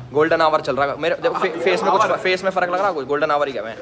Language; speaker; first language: Hindi; native; Hindi